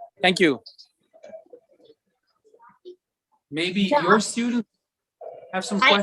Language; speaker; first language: English; non-native, fluent; Dutch